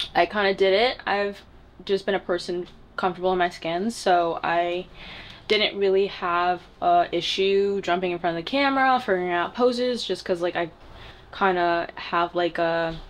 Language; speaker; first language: English; native; English